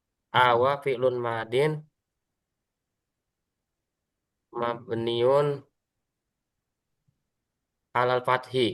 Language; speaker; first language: Arabic; non-native, learner; Indonesian